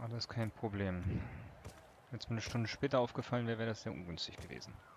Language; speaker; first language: German; native; German